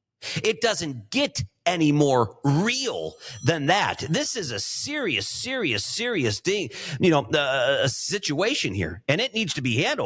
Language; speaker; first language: English; native; English